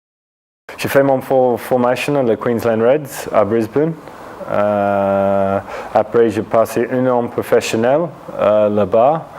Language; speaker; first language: French; non-native, fluent; English